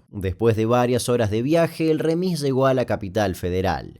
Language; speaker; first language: Spanish; native; Spanish